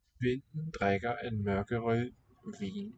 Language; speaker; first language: Danish; non-native, learner; English